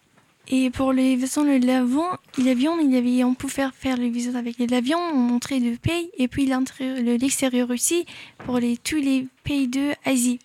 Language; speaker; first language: French; non-native, learner; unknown